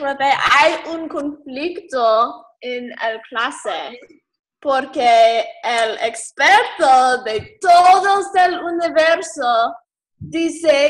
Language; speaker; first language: Spanish; non-native, learner; English